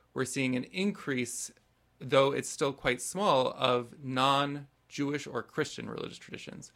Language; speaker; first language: English; native; English